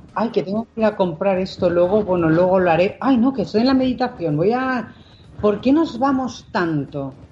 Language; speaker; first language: Spanish; non-native, local second language; Catalan